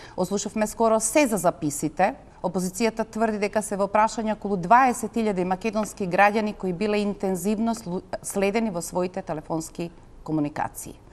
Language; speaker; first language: Macedonian; native; Macedonian